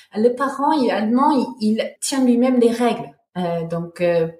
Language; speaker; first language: French; non-native, fluent; German